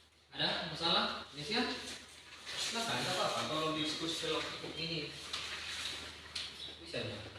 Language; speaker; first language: Indonesian; native; Indonesian